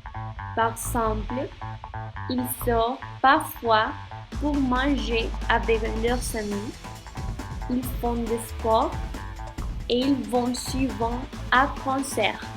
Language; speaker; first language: French; non-native, learner; Spanish